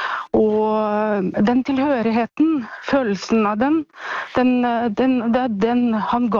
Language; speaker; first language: Norwegian; non-native, fluent; Ukrainian